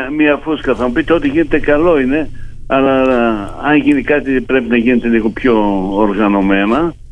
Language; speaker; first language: Greek; native; Greek